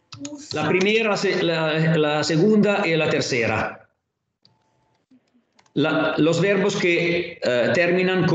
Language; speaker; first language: Spanish; non-native, learner; Italian